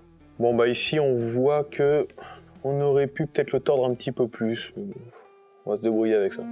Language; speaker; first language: French; native; French